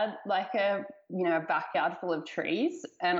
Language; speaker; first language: English; native; English